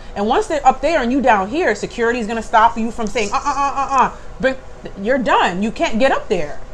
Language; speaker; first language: English; native; English